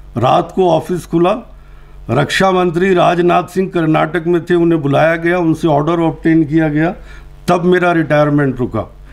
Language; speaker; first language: Urdu; native; Urdu